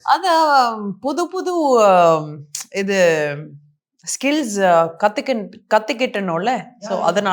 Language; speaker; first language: Tamil; non-native, learner; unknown